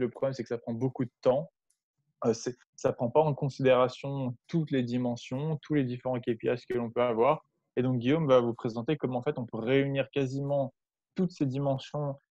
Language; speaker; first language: French; native; French